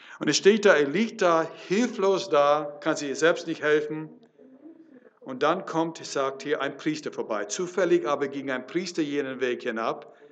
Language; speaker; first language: German; non-native, fluent; English